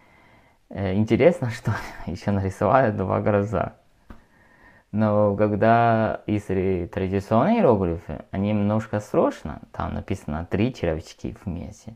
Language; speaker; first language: Russian; non-native, learner; Chinese